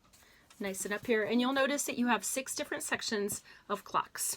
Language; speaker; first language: English; native; English